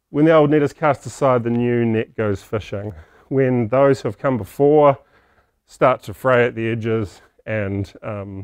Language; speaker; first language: English; native; English